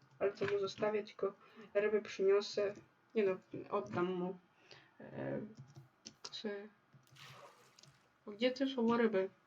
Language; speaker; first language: Polish; native; Polish